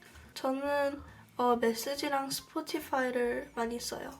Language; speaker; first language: Korean; early bilingual, heritage; Korean